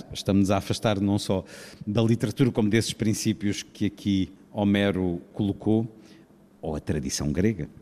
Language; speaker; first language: Portuguese; native; Portuguese